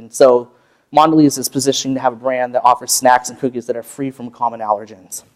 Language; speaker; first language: English; native; English